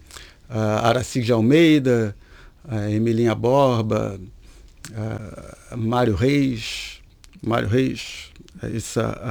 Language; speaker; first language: English; non-native, learner; Portuguese